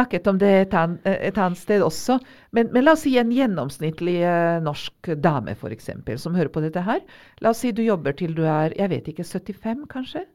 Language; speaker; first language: Norwegian; non-native, fluent; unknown